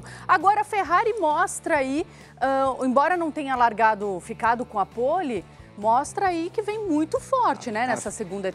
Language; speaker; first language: Portuguese; native; Portuguese